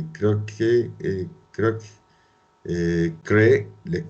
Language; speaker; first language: French; non-native, learner; Spanish